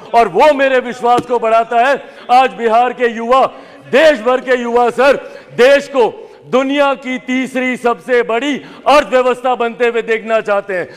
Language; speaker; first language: Hindi; native; Hindi